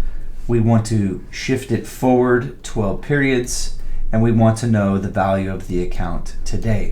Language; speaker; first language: English; native; English